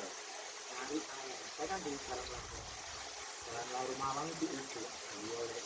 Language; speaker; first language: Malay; non-native, local second language; Javanese